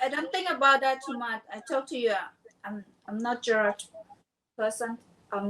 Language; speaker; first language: English; non-native, learner; Thai